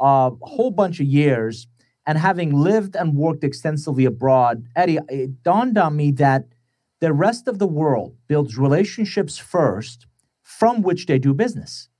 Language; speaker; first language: English; non-native, fluent; Persian